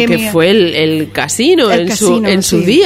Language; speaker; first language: Spanish; native; Spanish